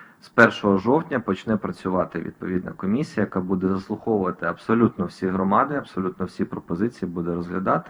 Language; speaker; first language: Ukrainian; native; Ukrainian